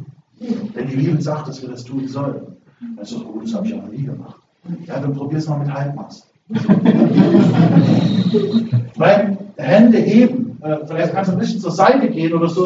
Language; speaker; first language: German; native; German